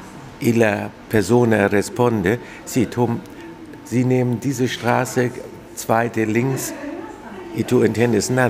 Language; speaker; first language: Spanish; non-native, fluent; German